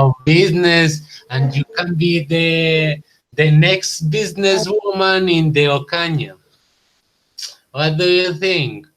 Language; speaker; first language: English; non-native, learner; Spanish